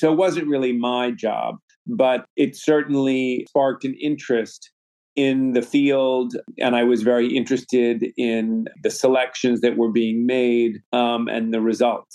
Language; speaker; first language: English; native; English